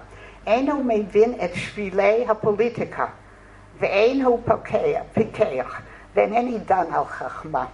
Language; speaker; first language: Hebrew; non-native, fluent; English